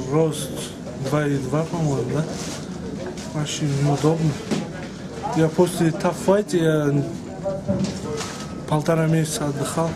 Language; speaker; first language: Russian; non-native, learner; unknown